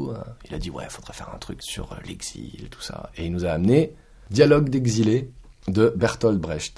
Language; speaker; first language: French; native; French